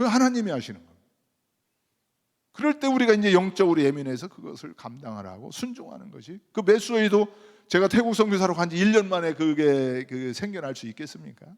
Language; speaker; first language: Korean; native; Korean